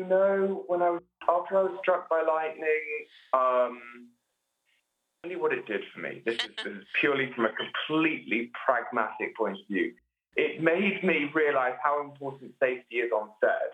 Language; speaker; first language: English; native; English